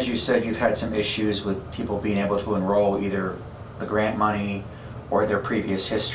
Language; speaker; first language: English; native; English